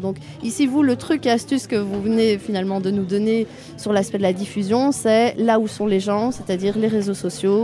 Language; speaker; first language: French; native; French